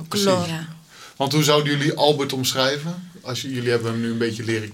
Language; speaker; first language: Dutch; native; Dutch